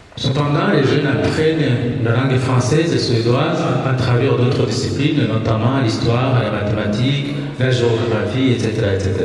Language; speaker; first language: French; non-native, local second language; Kinyarwanda